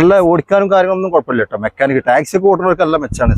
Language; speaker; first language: Malayalam; native; Malayalam